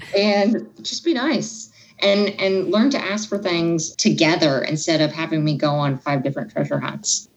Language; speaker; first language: English; native; English